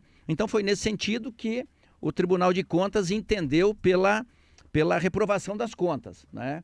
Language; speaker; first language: Portuguese; native; Portuguese